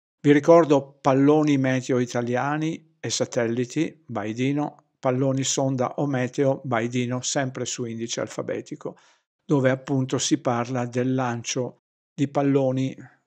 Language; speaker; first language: Italian; native; Italian